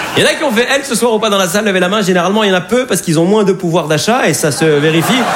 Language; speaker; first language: French; native; French